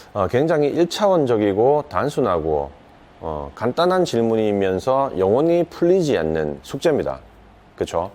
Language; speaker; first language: Korean; native; Korean